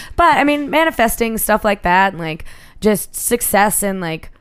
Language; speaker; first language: English; native; English